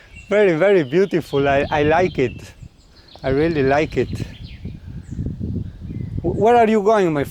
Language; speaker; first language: English; non-native, learner; Italian